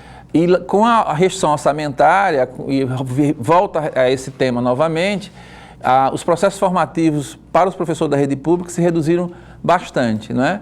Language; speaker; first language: Portuguese; native; Portuguese